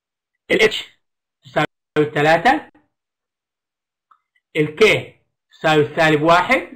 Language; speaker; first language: Arabic; native; Arabic